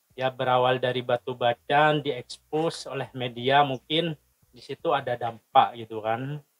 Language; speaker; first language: Indonesian; non-native, local second language; Madurese